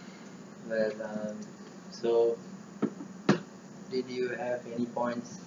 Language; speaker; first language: English; non-native, learner; Malay